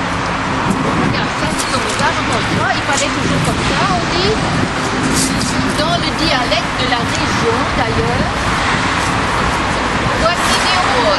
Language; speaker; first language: French; non-native, fluent; German